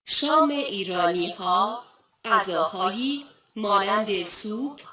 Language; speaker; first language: Persian; non-native, fluent; Turkish